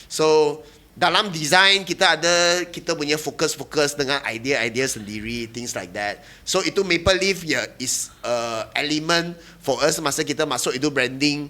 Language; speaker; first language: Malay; non-native, local second language; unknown